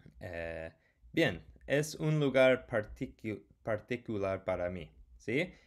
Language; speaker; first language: Spanish; non-native, fluent; English